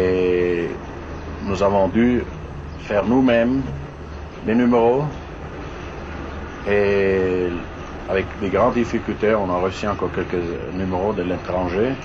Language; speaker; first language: French; non-native, fluent; German